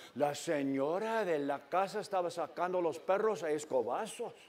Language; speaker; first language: Spanish; non-native, fluent; English